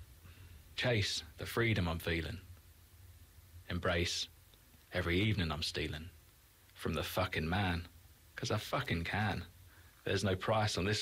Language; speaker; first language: English; native; English